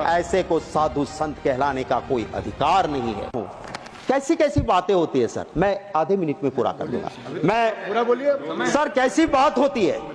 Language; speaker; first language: Hindi; non-native, local second language; Gujarati